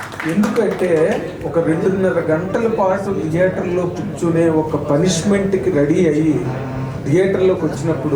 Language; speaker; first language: Telugu; native; Telugu